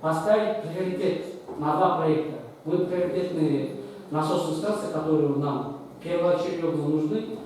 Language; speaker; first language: Russian; non-native, local second language; Kazakh